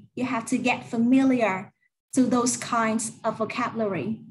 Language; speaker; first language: English; non-native, learner; Vietnamese